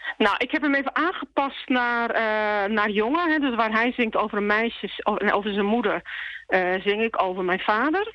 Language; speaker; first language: Dutch; native; Dutch